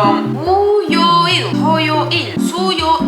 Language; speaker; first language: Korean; non-native, learner; English